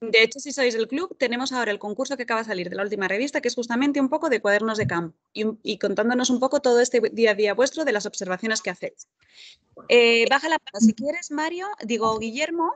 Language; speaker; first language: Spanish; native; Spanish